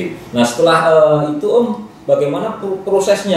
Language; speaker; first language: Indonesian; non-native, local second language; Javanese